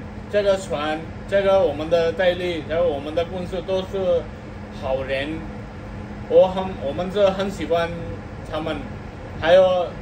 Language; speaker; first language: Chinese; non-native, learner; Telugu